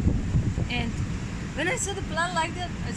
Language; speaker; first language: English; non-native, learner; Persian